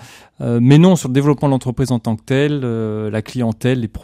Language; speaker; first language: French; native; French